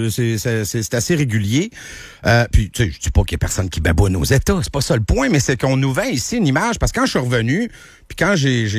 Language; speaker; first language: French; native; French